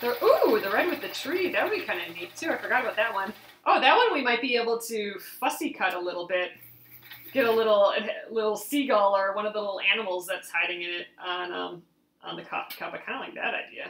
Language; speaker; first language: English; native; English